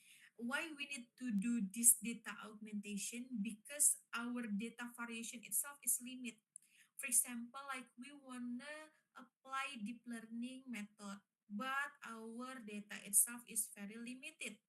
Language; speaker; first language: English; non-native, fluent; Indonesian